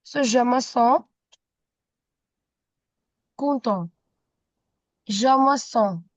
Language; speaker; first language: French; non-native, fluent; Hindi